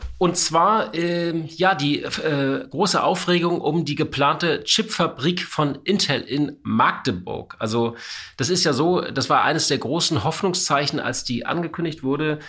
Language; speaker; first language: German; native; German